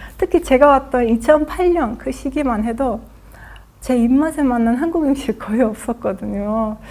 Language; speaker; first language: Korean; non-native, fluent; Azerbaijani